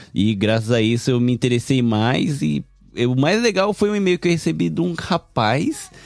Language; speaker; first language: Portuguese; early bilingual, heritage; Japanese